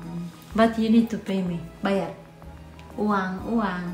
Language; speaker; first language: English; non-native, fluent; Indonesian